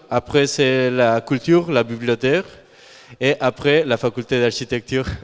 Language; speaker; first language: French; non-native, learner; Spanish